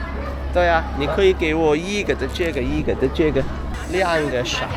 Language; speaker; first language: Chinese; non-native, learner; English